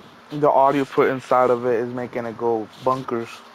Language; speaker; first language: English; early bilingual, other home language; Spanish